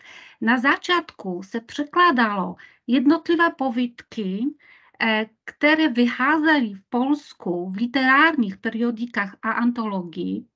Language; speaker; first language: Czech; non-native, fluent; Polish